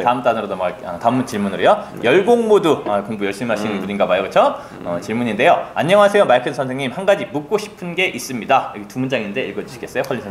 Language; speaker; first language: Korean; native; Korean